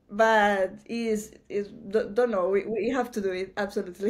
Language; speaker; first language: English; non-native, learner; Spanish